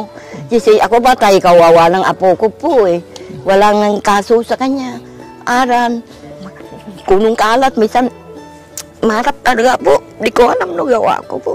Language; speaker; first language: Filipino; non-native, learner; Vietnamese